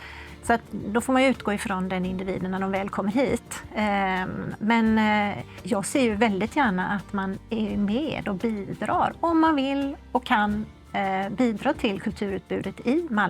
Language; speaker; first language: Swedish; native; Swedish